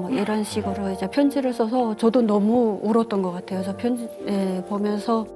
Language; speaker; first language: Korean; native; Korean